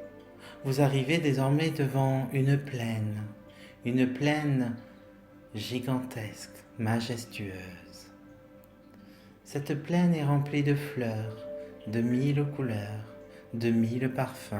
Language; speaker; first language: French; native; French